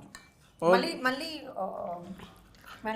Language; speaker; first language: Telugu; non-native, learner; Hindi